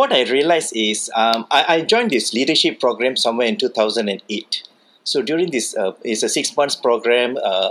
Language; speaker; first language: English; non-native, local second language; Tamil